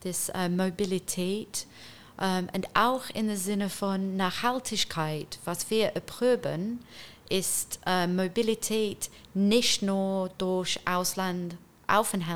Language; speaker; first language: German; non-native, fluent; English